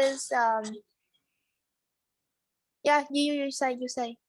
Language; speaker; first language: English; non-native, learner; Vietnamese